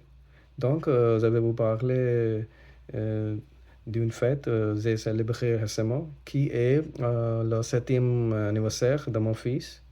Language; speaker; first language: French; non-native, learner; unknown